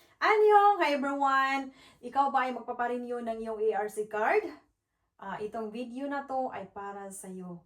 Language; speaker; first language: Filipino; non-native, local second language; Cebuano